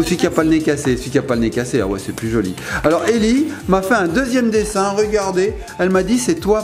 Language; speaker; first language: French; native; French